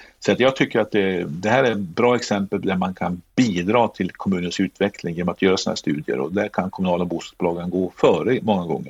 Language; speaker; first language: Swedish; native; Swedish